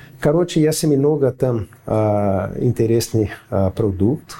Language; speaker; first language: Russian; non-native, fluent; Portuguese